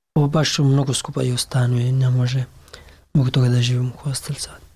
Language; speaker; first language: Serbian; non-native, learner; Pashto